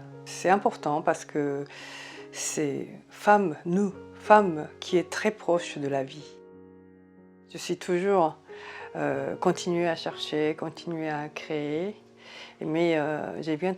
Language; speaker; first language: French; non-native, fluent; Japanese